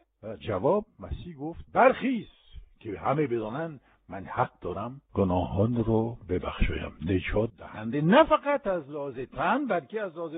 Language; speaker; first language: Persian; non-native, fluent; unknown